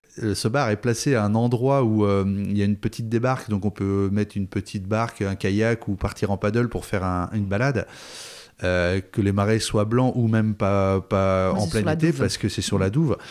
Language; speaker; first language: French; native; French